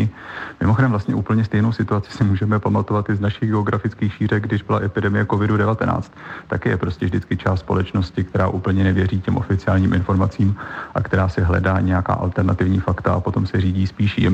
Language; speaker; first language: Czech; native; Czech